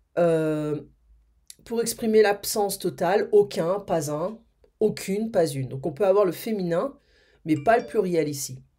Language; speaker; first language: French; native; French